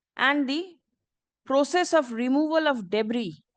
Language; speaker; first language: English; non-native, local second language; Bangla